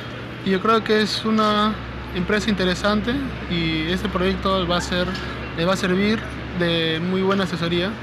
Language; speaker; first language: Spanish; native; Spanish